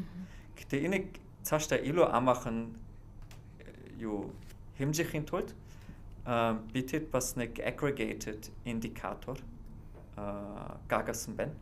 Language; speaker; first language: Mongolian; non-native, fluent; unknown